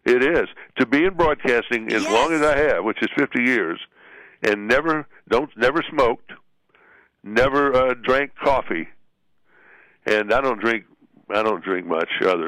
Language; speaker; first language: English; native; English